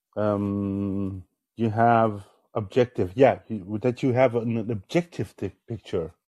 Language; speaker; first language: English; non-native, fluent; Dutch